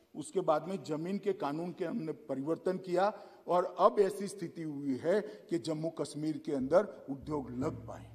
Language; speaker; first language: Hindi; non-native, local second language; Gujarati